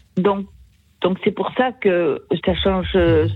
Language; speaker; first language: French; native; French